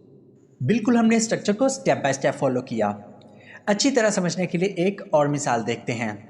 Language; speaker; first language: Urdu; native; Urdu